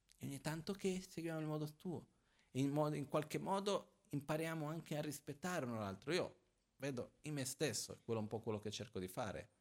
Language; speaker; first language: Italian; non-native, fluent; Portuguese